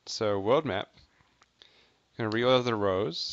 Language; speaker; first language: English; native; English